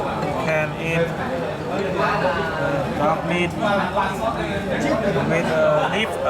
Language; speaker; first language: English; non-native, learner; Vietnamese